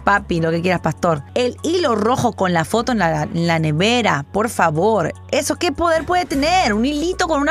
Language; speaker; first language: Spanish; native; Spanish